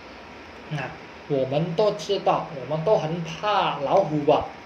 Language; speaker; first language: Chinese; non-native, fluent; Indonesian